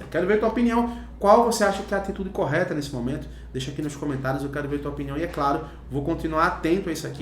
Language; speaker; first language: Portuguese; native; Portuguese